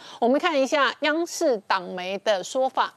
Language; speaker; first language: Chinese; native; Chinese